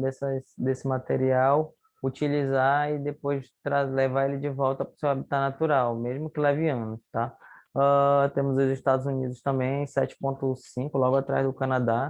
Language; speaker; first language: Portuguese; native; Portuguese